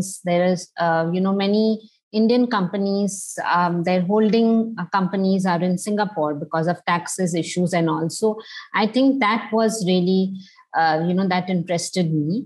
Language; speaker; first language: English; non-native, local second language; Hindi